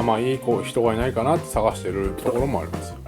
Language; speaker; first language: Japanese; native; Japanese